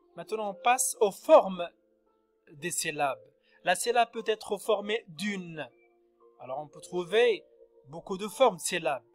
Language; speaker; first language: French; non-native, local second language; Arabic